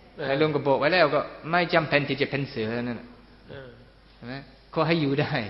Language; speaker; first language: Thai; non-native, fluent; English